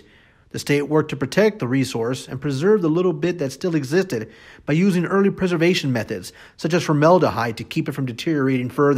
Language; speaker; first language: English; native; English